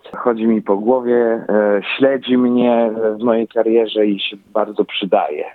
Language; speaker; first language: Polish; early bilingual, heritage; Polish